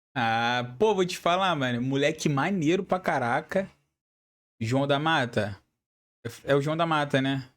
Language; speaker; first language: Portuguese; native; Portuguese